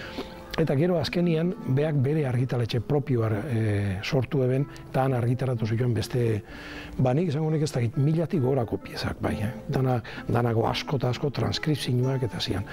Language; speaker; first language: Basque; native; Basque